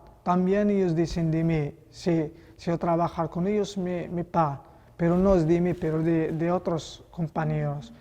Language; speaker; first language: Spanish; non-native, learner; Arabic